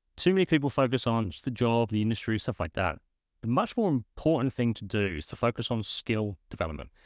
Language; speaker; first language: English; native; English